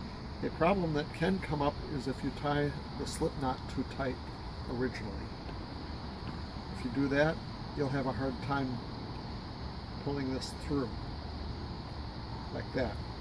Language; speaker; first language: English; native; English